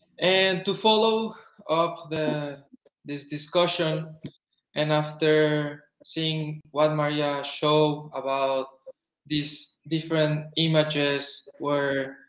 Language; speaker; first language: English; non-native, fluent; Spanish